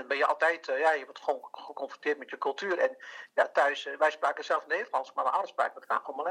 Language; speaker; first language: Dutch; early bilingual, other home language; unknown